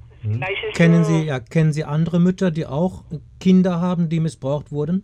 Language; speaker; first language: German; native; German